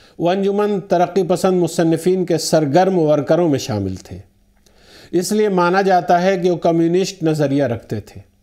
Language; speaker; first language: Urdu; native; Urdu